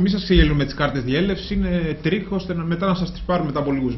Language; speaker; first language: Greek; native; Greek